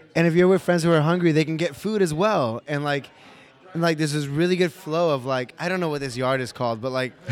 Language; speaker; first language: English; early bilingual, other home language; Spanish